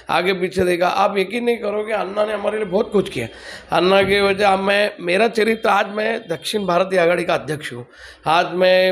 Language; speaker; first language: Hindi; non-native, local second language; Telugu